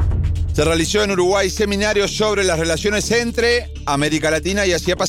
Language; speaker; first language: Spanish; native; Spanish